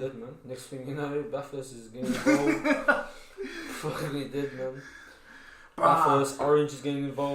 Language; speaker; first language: English; native; English